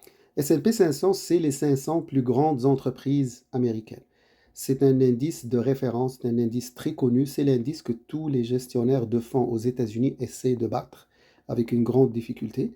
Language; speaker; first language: French; native; French